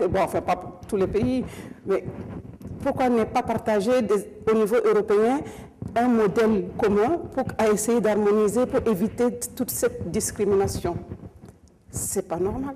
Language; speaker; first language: French; non-native, local second language; Mossi